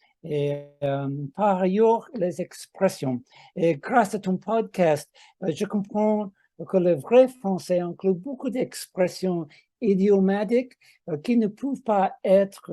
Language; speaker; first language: French; non-native, fluent; English